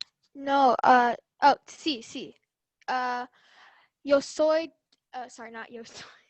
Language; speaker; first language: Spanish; non-native, learner; English